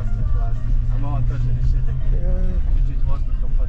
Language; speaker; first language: Russian; native; Russian